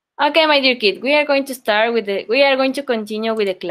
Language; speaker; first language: English; non-native, local second language; Spanish